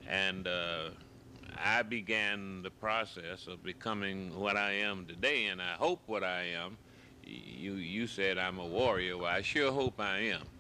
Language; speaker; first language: English; native; English